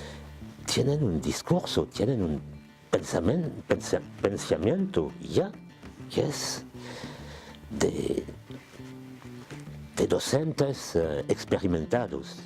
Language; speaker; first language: Spanish; non-native, fluent; French